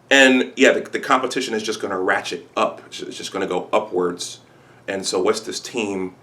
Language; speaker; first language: English; native; English